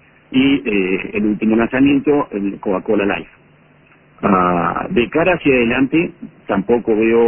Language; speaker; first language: Spanish; native; Spanish